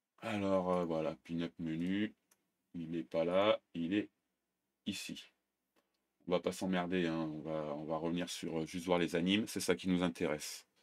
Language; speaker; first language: French; native; French